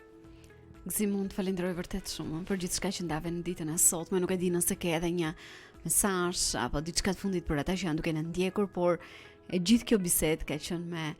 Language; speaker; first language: Albanian; native; Albanian